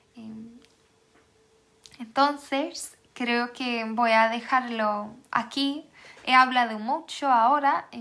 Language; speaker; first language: Spanish; non-native, fluent; Swedish